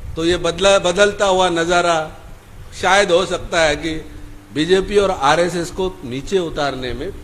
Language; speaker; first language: Hindi; non-native, local second language; Marathi